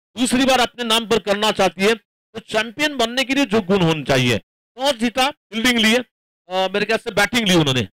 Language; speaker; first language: Hindi; non-native, local second language; Marathi